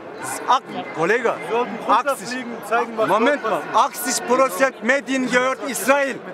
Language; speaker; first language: German; non-native, learner; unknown